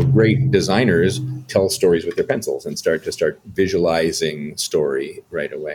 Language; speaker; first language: English; native; English